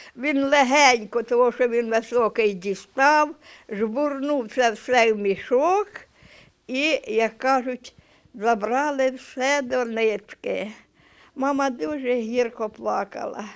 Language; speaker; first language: Ukrainian; native; Ukrainian